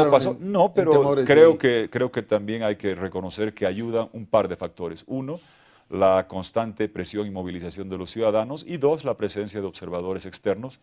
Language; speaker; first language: Spanish; native; Spanish